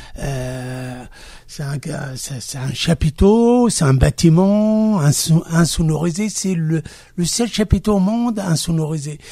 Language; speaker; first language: French; non-native, local second language; Kabyle